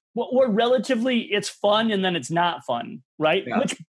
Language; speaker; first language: English; native; English